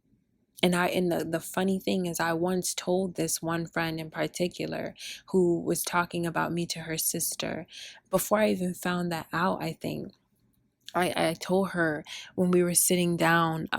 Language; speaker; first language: English; early bilingual, other home language; Spanish